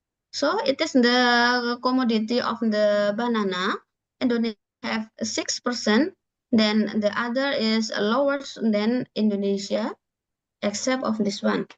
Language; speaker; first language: English; non-native, learner; Indonesian